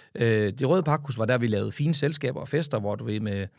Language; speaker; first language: Danish; native; Danish